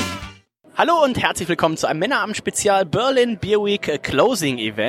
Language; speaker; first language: German; native; German